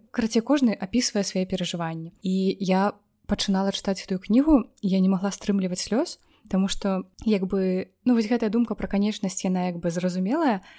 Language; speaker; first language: Belarusian; non-native, local second language; Russian